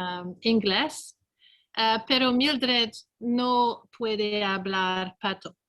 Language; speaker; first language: Spanish; non-native, learner; English